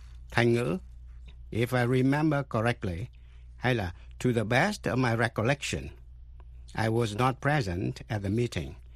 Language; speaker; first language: English; non-native, fluent; Vietnamese